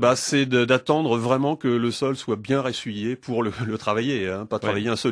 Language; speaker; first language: French; native; French